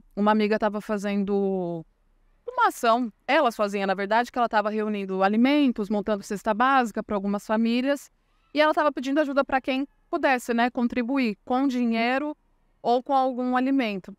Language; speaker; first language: Portuguese; native; Portuguese